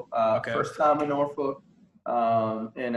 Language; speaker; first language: English; non-native, fluent; Spanish